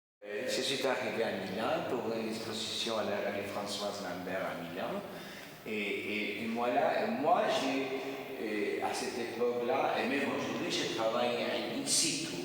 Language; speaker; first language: French; non-native, fluent; Spanish